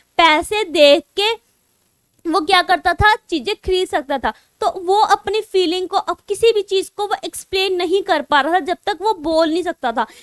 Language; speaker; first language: Hindi; non-native, local second language; Punjabi